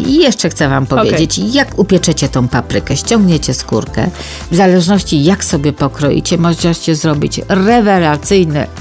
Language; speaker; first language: Polish; native; Polish